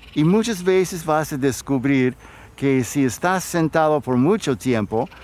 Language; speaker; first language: Spanish; non-native, fluent; English